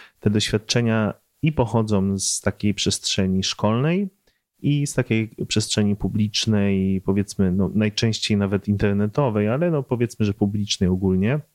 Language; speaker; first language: Polish; native; Polish